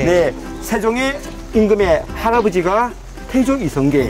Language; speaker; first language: Korean; native; Korean